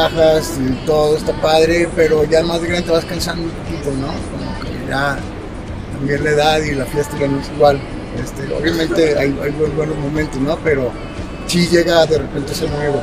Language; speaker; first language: Spanish; native; Spanish